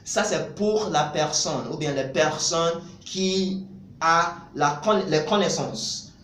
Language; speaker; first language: French; non-native, fluent; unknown